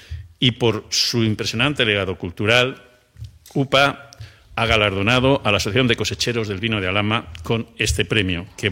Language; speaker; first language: Spanish; native; Spanish